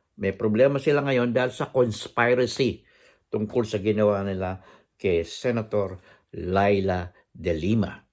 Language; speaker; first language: Filipino; native; Filipino